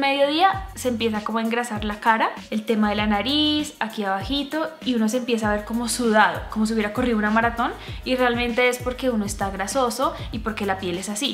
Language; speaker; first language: Spanish; native; Spanish